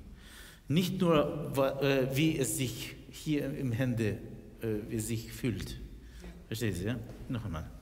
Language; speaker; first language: German; non-native, fluent; Russian